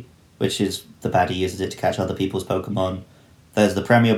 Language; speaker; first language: English; native; English